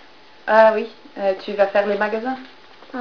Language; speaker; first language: French; non-native, fluent; English